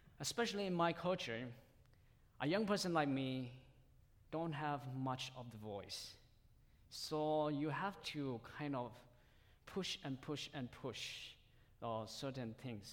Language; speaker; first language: English; non-native, fluent; Tedim Chin